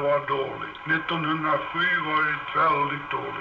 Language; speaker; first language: Swedish; early bilingual, heritage; Swedish